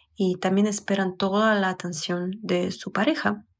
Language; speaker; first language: Spanish; non-native, fluent; Russian